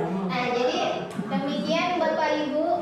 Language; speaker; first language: Indonesian; native; Indonesian